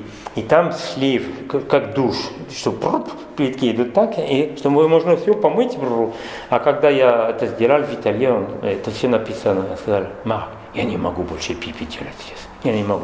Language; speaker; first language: Russian; non-native, learner; French